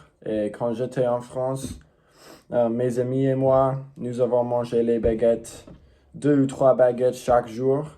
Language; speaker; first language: French; non-native, learner; English